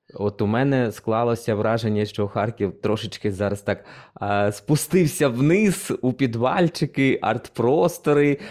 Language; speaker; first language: Ukrainian; native; Ukrainian